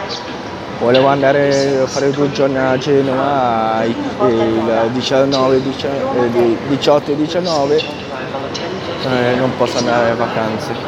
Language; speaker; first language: Italian; non-native, fluent; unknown